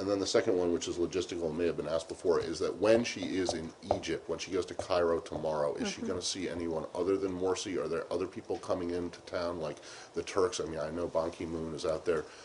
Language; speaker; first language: English; native; English